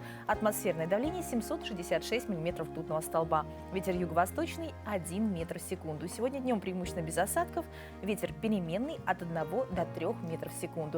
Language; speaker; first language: Russian; native; Russian